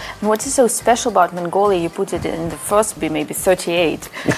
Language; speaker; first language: English; non-native, fluent; Russian